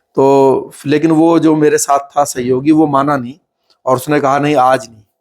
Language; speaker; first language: Hindi; native; Hindi